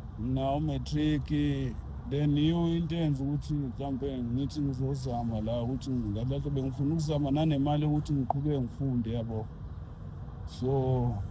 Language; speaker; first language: Zulu; native; Zulu